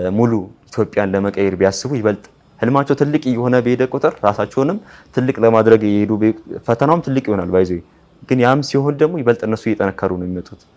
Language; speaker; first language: Amharic; non-native, local second language; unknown